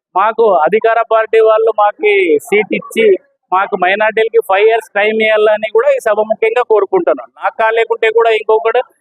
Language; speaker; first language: Telugu; non-native, local second language; Urdu